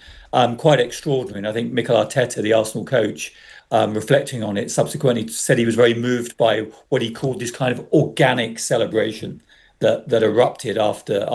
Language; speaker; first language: English; native; English